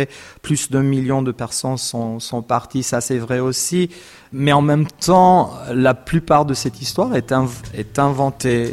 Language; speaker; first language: French; non-native, fluent; Armenian